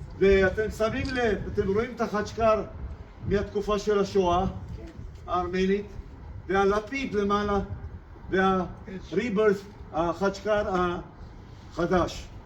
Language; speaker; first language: Hebrew; non-native, local second language; Armenian